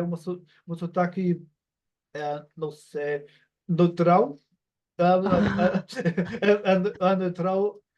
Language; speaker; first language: Portuguese; non-native, learner; German